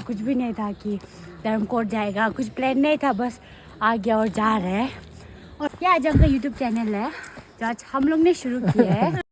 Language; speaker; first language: Hindi; non-native, local second language; Tibetan